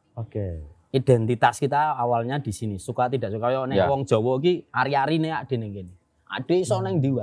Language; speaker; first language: Indonesian; non-native, local second language; Javanese